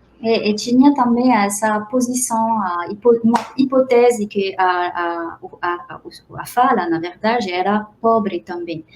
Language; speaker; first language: Portuguese; non-native, fluent; French